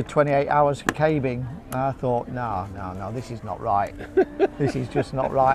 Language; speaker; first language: English; native; English